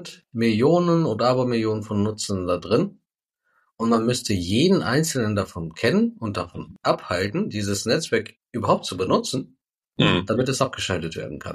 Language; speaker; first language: German; native; German